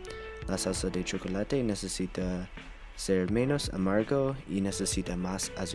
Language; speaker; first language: Spanish; non-native, learner; English